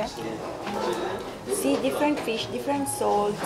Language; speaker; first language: English; non-native, fluent; Italian